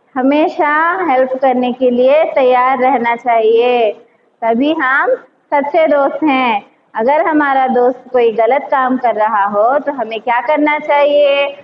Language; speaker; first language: Hindi; non-native, local second language; Telugu